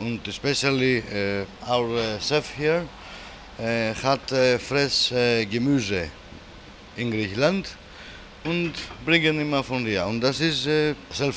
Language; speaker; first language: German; non-native, learner; Greek